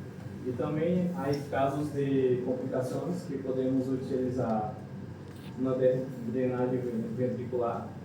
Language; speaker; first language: Portuguese; non-native, learner; Spanish